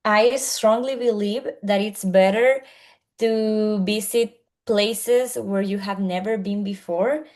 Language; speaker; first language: English; non-native, learner; Spanish